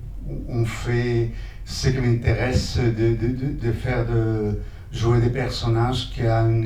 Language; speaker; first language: French; non-native, fluent; Spanish